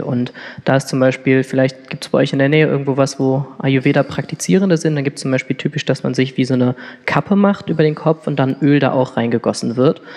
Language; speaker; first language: German; native; German